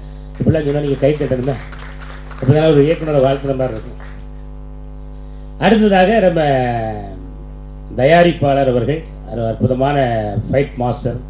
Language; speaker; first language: Tamil; native; Tamil